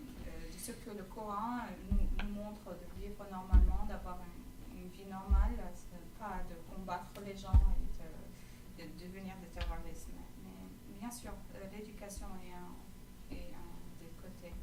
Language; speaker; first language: French; non-native, fluent; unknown